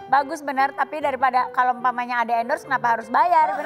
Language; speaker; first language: Indonesian; native; Indonesian